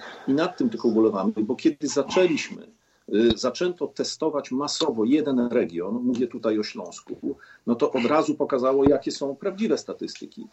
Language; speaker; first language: Polish; native; Polish